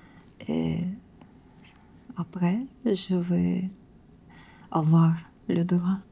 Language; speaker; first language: French; non-native, learner; Ukrainian